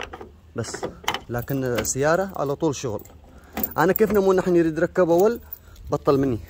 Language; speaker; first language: Arabic; non-native, learner; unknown